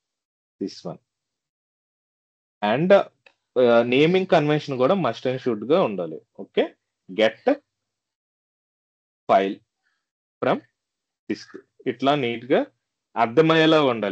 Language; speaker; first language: Telugu; native; Telugu